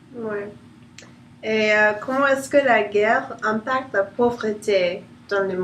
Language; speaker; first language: French; non-native, learner; English